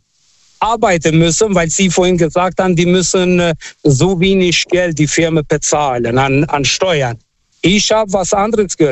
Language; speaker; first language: German; non-native, fluent; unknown